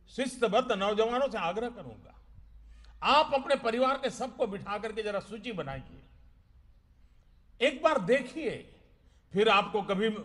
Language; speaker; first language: Hindi; non-native, local second language; Gujarati